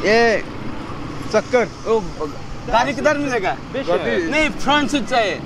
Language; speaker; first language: Hindi; non-native, learner; Bangla